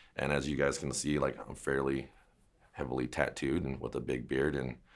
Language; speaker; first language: English; native; English